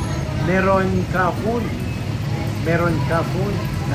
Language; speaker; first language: Filipino; non-native, learner; English